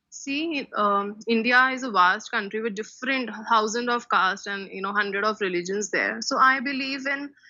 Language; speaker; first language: English; non-native, local second language; Hindi